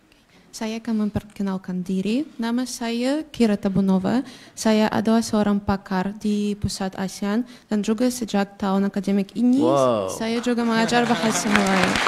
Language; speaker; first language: Indonesian; non-native, fluent; Russian